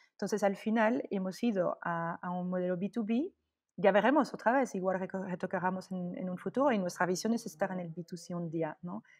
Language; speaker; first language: Spanish; non-native, fluent; French